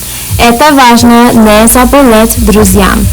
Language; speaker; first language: Russian; non-native, learner; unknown